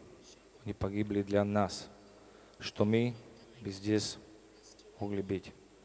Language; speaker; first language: Russian; non-native, learner; Slovak